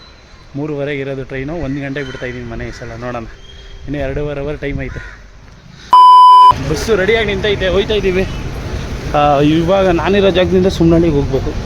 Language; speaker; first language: Kannada; native; Kannada